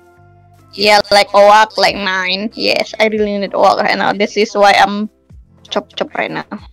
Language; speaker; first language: English; non-native, learner; Indonesian